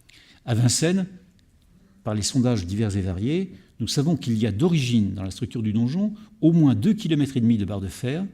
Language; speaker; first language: French; native; French